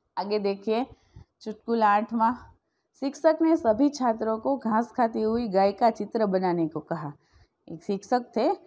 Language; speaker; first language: Hindi; non-native, local second language; Gujarati